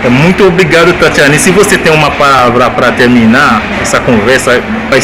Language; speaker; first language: Portuguese; non-native, learner; Haitian Creole